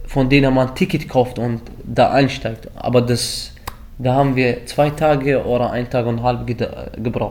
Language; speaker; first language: German; early bilingual, other home language; Arabic